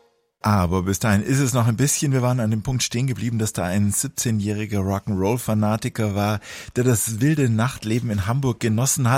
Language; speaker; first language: German; native; German